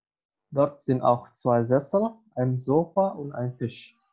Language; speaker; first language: German; non-native, fluent; Indonesian